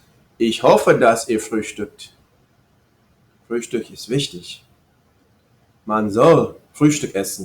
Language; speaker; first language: German; non-native, fluent; English